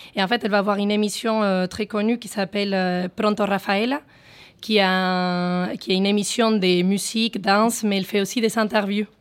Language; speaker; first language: French; non-native, fluent; Spanish